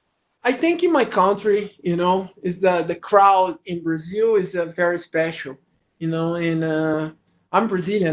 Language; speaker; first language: English; non-native, learner; Portuguese